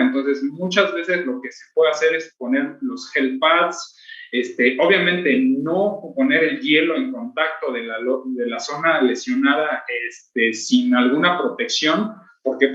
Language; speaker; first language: Spanish; native; Spanish